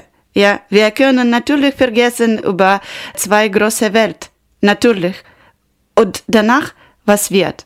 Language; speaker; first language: German; non-native, learner; Ukrainian